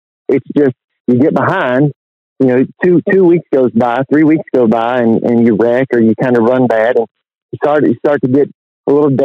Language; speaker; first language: English; native; English